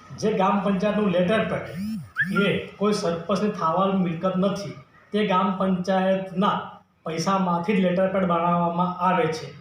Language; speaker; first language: Gujarati; native; Gujarati